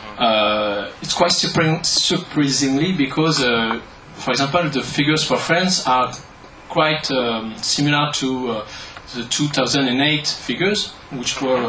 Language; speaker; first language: English; non-native, learner; French